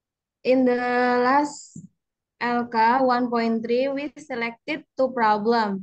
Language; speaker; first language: English; non-native, learner; Indonesian